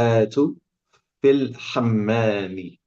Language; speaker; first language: Arabic; non-native, learner; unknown